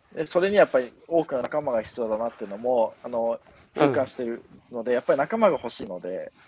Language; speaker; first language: Japanese; native; Japanese